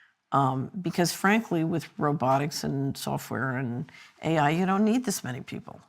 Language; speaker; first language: English; native; English